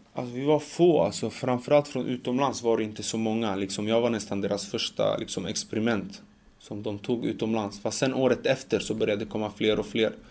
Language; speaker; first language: Swedish; early bilingual, other home language; Macedonian